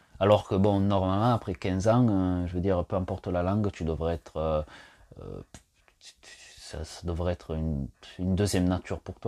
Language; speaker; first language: French; non-native, fluent; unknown